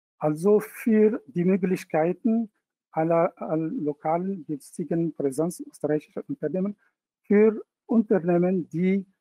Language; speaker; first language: German; non-native, fluent; Arabic